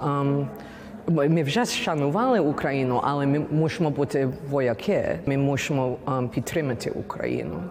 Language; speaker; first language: Ukrainian; early bilingual, heritage; English